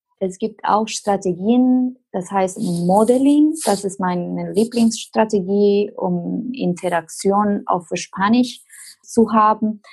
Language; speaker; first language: German; non-native, fluent; Spanish